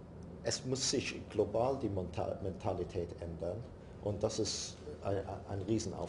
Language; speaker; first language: German; non-native, learner; English